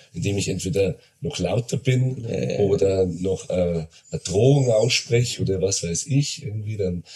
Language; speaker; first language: German; non-native, fluent; Spanish